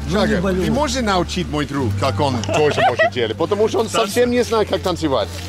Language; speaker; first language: Russian; non-native, learner; English